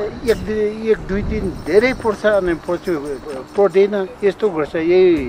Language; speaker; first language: Nepali; non-native, local second language; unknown